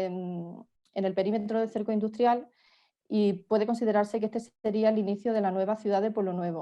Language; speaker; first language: Spanish; native; Spanish